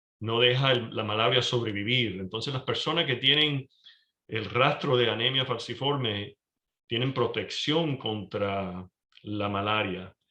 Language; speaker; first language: Spanish; early bilingual, heritage; Spanish